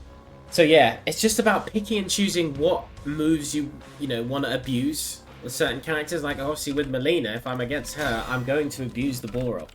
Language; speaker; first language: English; native; English